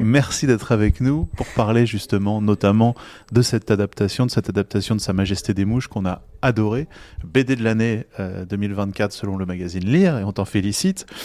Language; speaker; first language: French; native; French